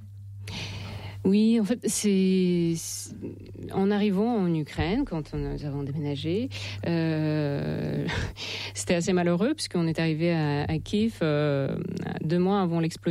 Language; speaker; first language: French; non-native, fluent; Russian